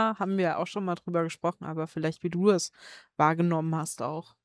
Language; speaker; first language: German; native; German